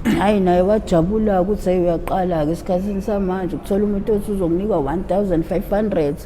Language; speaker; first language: Zulu; native; Zulu